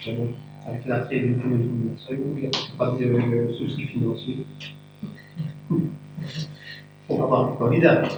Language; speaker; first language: French; native; French